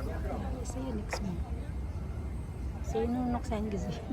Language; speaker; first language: German; non-native, fluent; Filipino